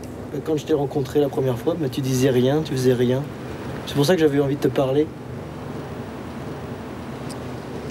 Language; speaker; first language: French; native; French